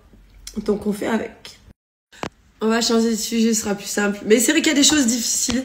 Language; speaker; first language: French; native; French